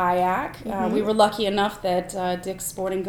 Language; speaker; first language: English; native; English